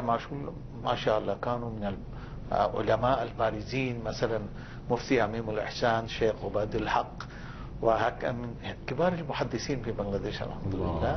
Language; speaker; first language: Arabic; non-native, fluent; Bangla